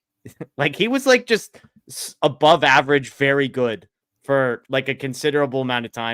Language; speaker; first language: English; native; English